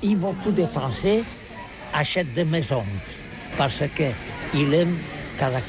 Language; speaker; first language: French; non-native, learner; Catalan